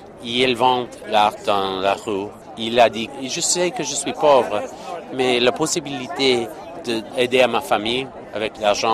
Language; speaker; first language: French; non-native, learner; English